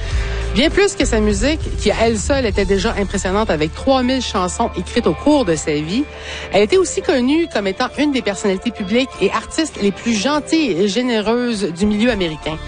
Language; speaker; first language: French; native; French